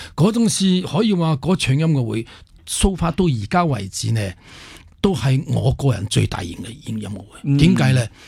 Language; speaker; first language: Cantonese; non-native, fluent; Wu Chinese